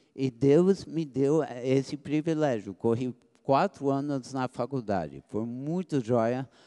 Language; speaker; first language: Portuguese; early bilingual, other home language; English